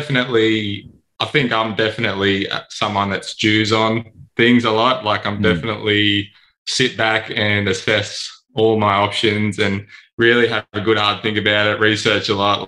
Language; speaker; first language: English; native; English